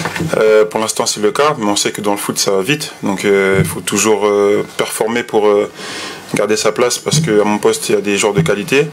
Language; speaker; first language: French; native; French